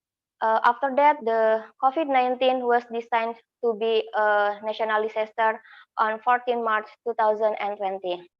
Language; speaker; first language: English; non-native, fluent; Indonesian